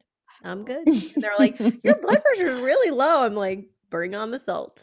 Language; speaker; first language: English; native; English